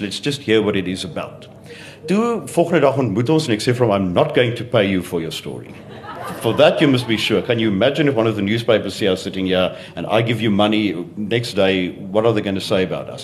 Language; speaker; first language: English; non-native, local second language; Afrikaans